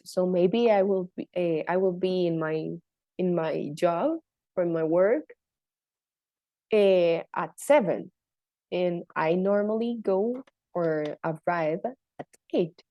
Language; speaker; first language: English; non-native, fluent; Spanish